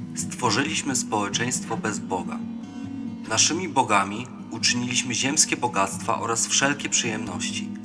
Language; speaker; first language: Polish; native; Polish